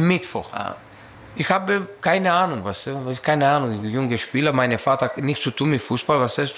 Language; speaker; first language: German; non-native, learner; Greek